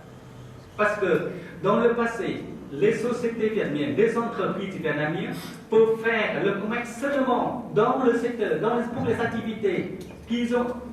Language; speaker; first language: French; non-native, fluent; Vietnamese